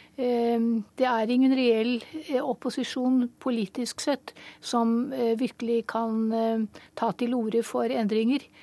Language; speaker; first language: Norwegian; native; Norwegian